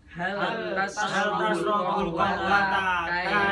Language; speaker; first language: Arabic; non-native, learner; Indonesian